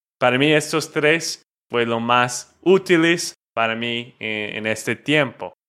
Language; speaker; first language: Spanish; non-native, fluent; English